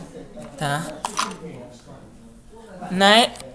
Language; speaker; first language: Russian; non-native, learner; Italian